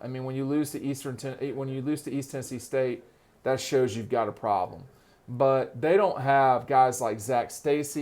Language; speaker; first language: English; native; English